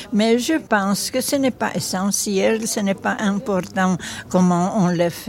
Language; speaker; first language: French; non-native, fluent; Czech